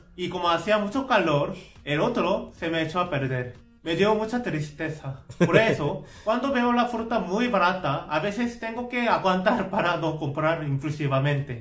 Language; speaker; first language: Spanish; non-native, fluent; Korean